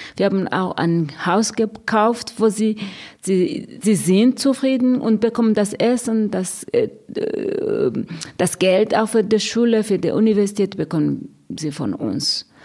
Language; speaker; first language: German; non-native, fluent; Rundi